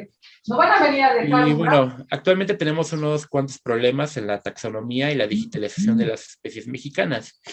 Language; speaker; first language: Spanish; native; Spanish